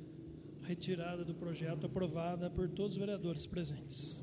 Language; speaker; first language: Portuguese; native; Portuguese